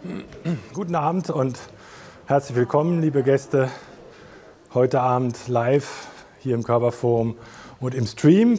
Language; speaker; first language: German; native; German